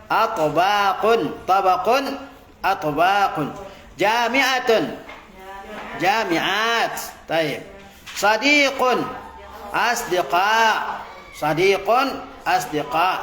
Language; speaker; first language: Arabic; non-native, fluent; Indonesian